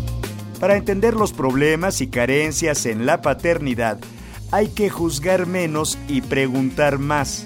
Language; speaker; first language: Spanish; native; Spanish